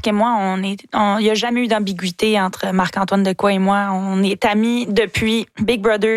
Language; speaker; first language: French; native; French